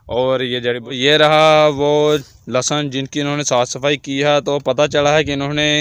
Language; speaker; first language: Urdu; non-native, local second language; Punjabi